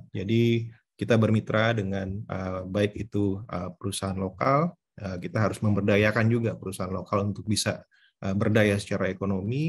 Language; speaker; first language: Indonesian; native; Indonesian